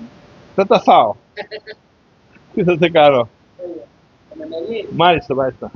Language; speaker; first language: Greek; early bilingual, heritage; Greek